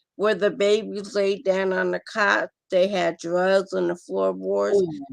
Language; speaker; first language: English; native; English